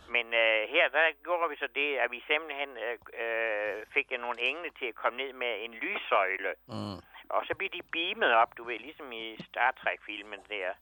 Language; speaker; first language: Danish; native; Danish